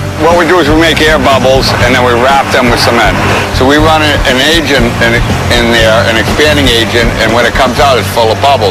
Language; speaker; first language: English; native; English